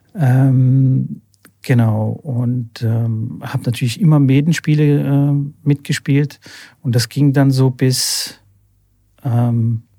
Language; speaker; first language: German; early bilingual, other home language; Bulgarian